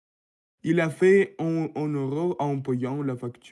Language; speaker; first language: French; non-native, learner; Russian